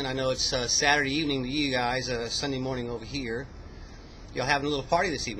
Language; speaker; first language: English; native; English